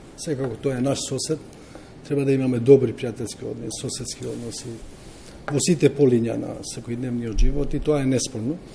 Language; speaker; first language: Macedonian; non-native, local second language; Albanian